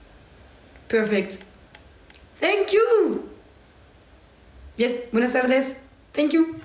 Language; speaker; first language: English; non-native, learner; French